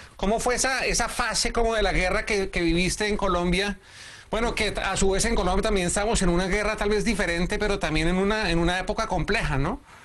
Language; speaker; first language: Spanish; native; Spanish